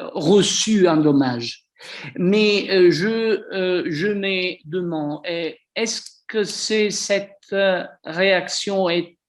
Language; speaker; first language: French; non-native, fluent; Italian